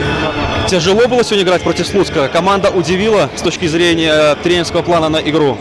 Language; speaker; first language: Russian; native; Russian